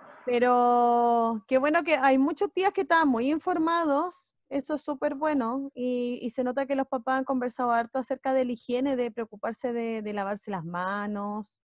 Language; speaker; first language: Spanish; native; Spanish